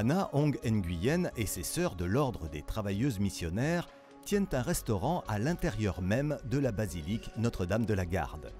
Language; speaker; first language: French; native; French